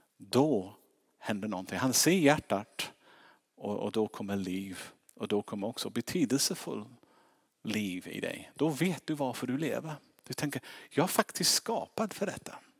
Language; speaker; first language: Swedish; non-native, fluent; English